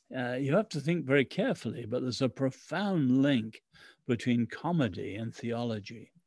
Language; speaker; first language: English; early bilingual, other home language; Chinese